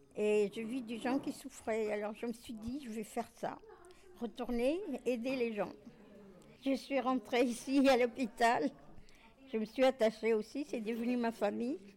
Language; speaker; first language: French; non-native, local second language; Arabic